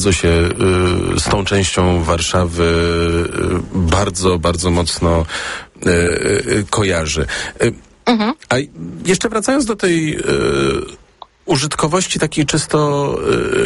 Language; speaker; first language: Polish; native; Polish